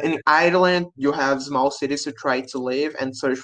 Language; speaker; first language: English; non-native, learner; Portuguese